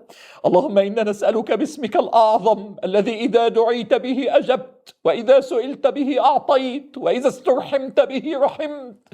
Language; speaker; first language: Arabic; native; Arabic